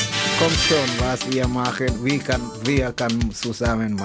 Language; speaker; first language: German; non-native, learner; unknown